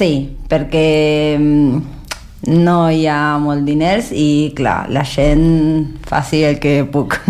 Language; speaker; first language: Catalan; non-native, learner; Spanish